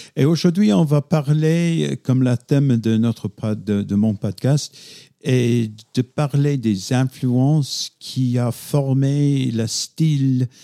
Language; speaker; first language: French; non-native, fluent; English